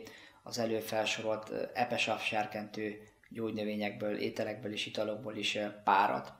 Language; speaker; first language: Hungarian; native; Hungarian